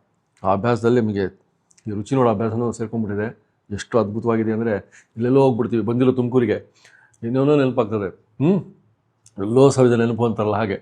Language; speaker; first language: Kannada; native; Kannada